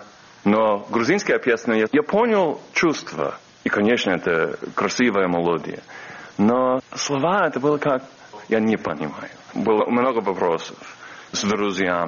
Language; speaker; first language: Russian; non-native, learner; English